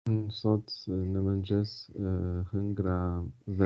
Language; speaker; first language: Albanian; non-native, learner; Chinese